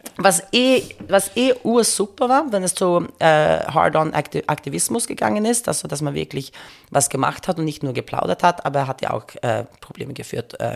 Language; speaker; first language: German; non-native, fluent; Finnish